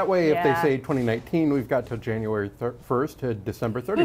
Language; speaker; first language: English; native; English